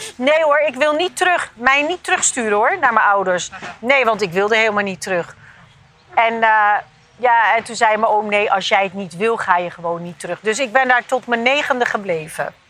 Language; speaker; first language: Dutch; early bilingual, other home language; Turkish